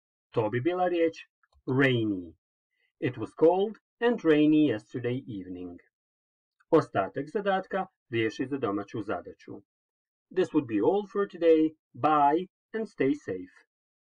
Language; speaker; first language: English; non-native, fluent; Croatian